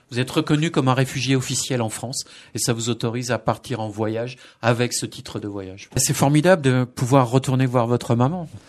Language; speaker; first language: French; native; French